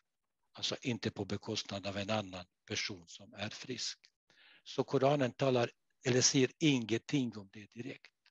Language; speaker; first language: Swedish; non-native, fluent; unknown